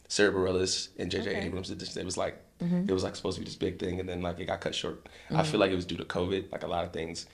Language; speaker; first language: English; native; English